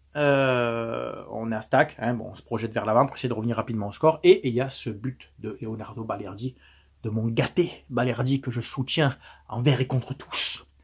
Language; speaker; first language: French; native; French